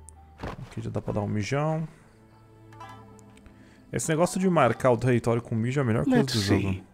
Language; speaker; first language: Portuguese; native; Portuguese